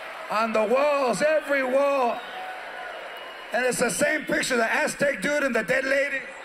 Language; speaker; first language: English; early bilingual, other home language; Spanish